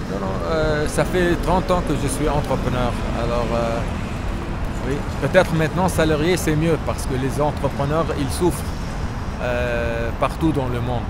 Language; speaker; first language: French; non-native, fluent; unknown